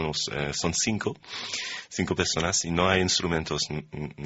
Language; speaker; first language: Spanish; non-native, fluent; French